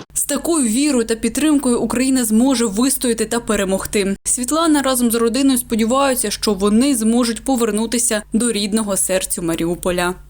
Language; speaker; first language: Ukrainian; native; Ukrainian